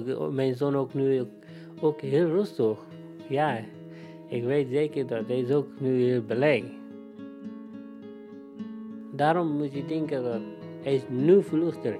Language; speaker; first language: Dutch; non-native, learner; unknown